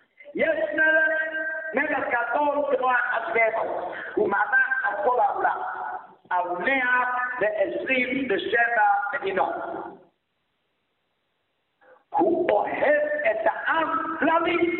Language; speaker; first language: Hebrew; non-native, fluent; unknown